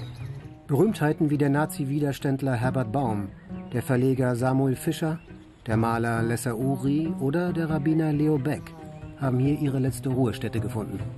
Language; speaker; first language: German; native; German